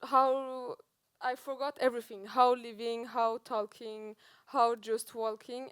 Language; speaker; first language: English; non-native, learner; Persian